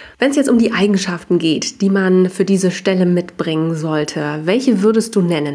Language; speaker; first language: German; native; German